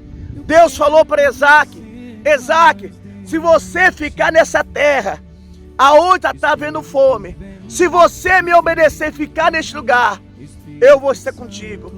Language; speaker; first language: Portuguese; native; Portuguese